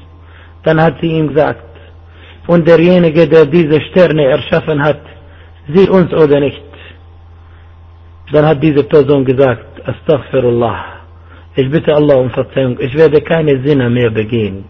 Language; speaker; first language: German; non-native, fluent; Arabic